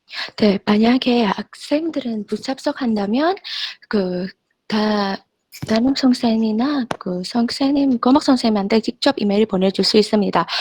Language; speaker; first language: Korean; non-native, fluent; Indonesian